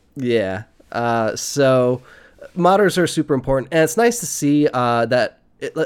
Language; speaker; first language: English; native; English